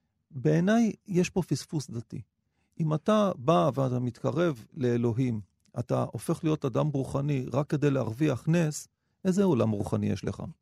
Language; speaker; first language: Hebrew; native; Hebrew